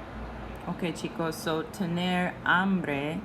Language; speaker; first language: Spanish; non-native, fluent; English